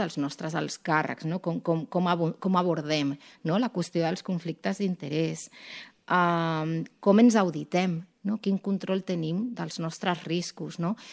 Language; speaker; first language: Catalan; non-native, local second language; Spanish